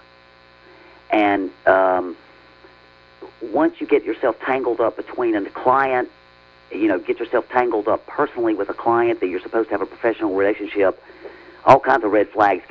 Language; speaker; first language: English; native; English